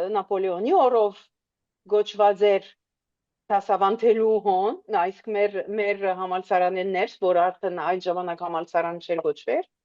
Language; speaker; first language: Armenian; early bilingual, heritage; Armenian